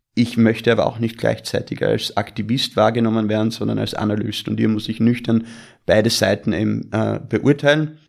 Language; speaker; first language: German; native; German